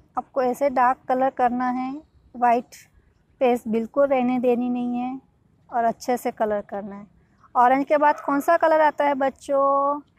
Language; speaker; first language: Hindi; non-native, local second language; Gujarati